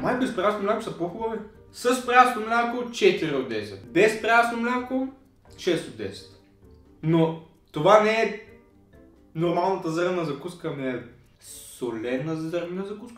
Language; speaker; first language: Bulgarian; native; Bulgarian